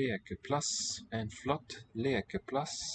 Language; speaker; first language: Norwegian; non-native, learner; English